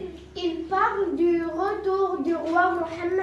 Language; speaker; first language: French; non-native, learner; Arabic